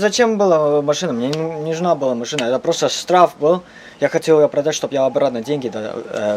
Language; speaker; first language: Russian; non-native, learner; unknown